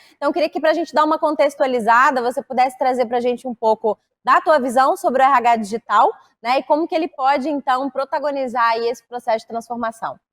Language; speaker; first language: Portuguese; native; Portuguese